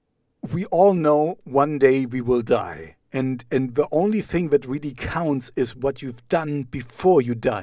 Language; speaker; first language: English; non-native, fluent; German